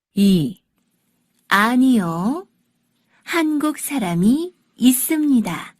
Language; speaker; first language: Korean; non-native, learner; Sinhala